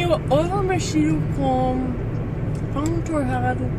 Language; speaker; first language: Portuguese; non-native, fluent; English